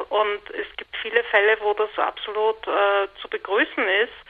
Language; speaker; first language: German; native; German